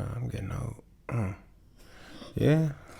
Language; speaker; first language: English; native; English